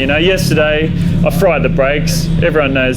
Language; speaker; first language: English; native; English